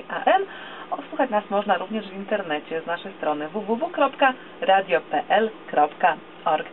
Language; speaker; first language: Polish; native; Polish